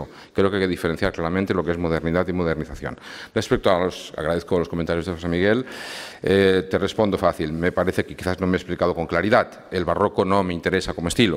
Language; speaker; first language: Spanish; native; Spanish